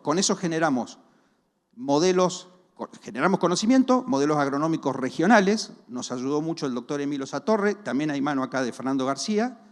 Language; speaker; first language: Spanish; native; Spanish